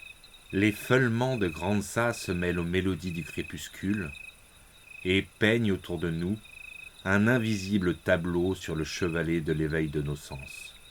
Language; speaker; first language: French; native; French